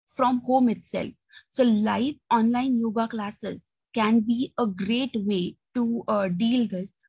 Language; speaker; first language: English; non-native, local second language; Marathi